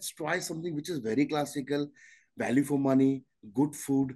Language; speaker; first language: English; non-native, local second language; Punjabi